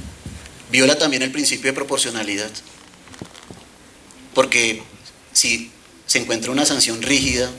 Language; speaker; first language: Spanish; native; Spanish